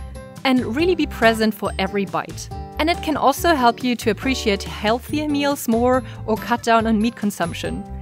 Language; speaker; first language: English; non-native, fluent; German